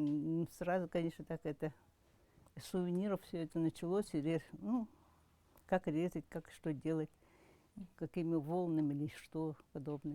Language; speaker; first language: Russian; non-native, local second language; Yakut